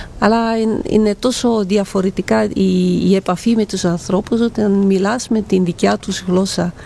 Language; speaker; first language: Greek; non-native, fluent; Dutch